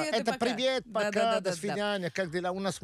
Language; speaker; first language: Russian; non-native, learner; Italian